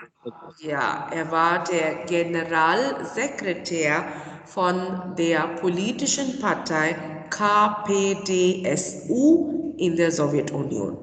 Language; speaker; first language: German; non-native, fluent; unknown